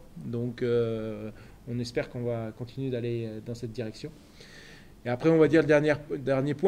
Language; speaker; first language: French; native; French